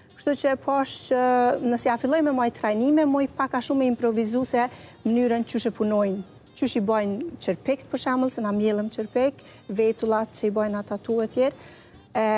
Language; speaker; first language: Albanian; early bilingual, heritage; Albanian